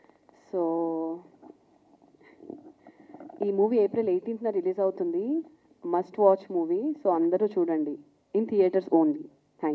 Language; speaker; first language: Telugu; non-native, learner; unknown